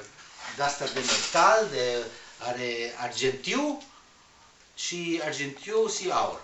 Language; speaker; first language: Romanian; non-native, learner; Spanish